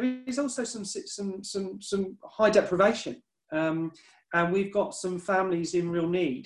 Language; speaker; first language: English; native; English